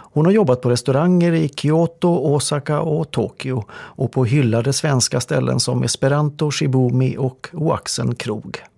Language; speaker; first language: Swedish; native; Swedish